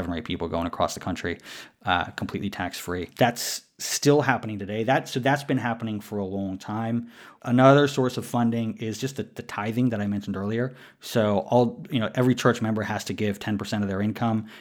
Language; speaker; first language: English; native; English